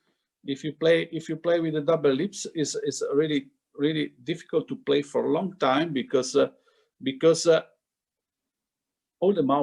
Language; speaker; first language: English; non-native, fluent; Italian